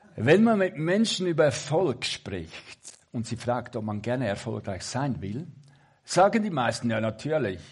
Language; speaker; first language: German; native; German